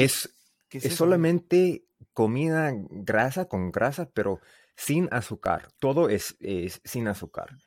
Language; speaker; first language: Spanish; non-native, learner; English